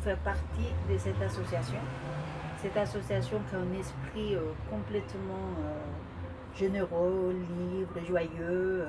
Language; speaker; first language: French; non-native, fluent; Spanish